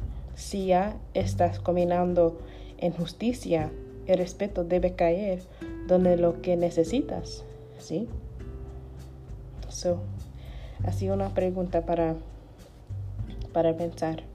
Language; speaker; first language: Spanish; non-native, learner; English